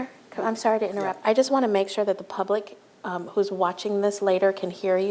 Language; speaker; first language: English; native; English